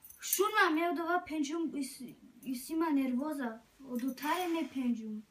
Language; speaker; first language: German; non-native, learner; Romany